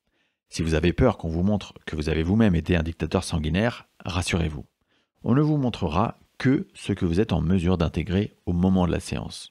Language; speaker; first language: French; native; French